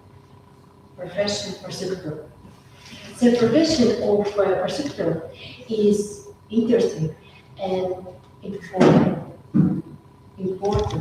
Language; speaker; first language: English; non-native, learner; Russian